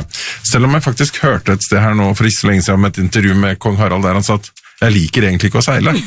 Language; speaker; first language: Norwegian; native; Norwegian